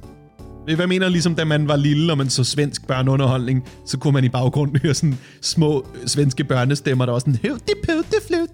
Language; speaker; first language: Danish; native; Danish